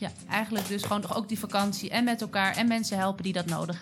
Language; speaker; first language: Dutch; native; Dutch